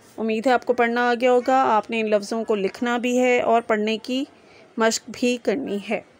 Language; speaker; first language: Urdu; non-native, local second language; Sindhi